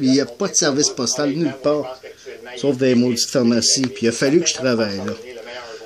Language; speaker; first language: French; native; French